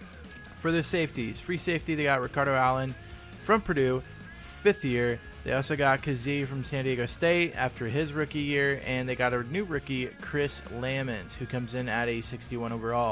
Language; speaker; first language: English; native; English